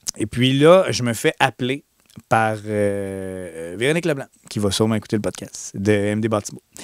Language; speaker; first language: French; native; French